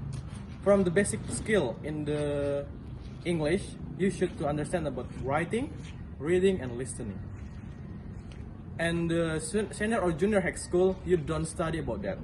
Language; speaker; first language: English; non-native, learner; Indonesian